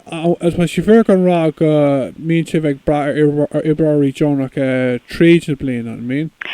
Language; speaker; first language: Irish; non-native, local second language; English